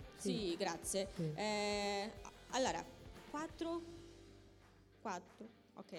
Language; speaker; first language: Italian; non-native, learner; Portuguese